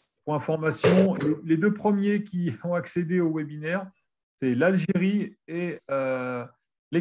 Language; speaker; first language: French; native; French